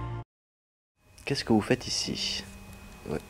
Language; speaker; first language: French; native; French